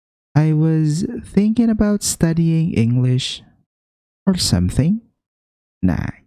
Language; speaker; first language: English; non-native, fluent; Indonesian